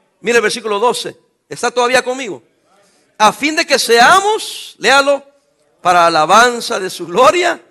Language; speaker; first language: Spanish; native; Spanish